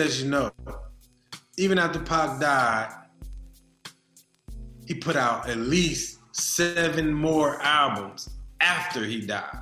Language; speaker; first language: English; native; English